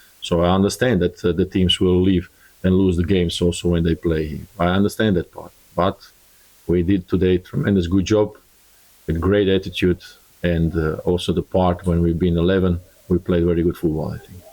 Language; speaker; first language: English; non-native, learner; Croatian